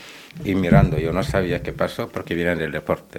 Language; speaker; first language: Spanish; non-native, learner; Wolof